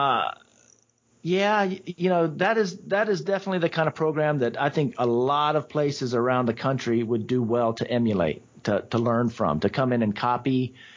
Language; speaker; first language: English; native; English